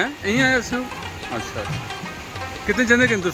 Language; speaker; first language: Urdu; non-native, local second language; Northern Hindko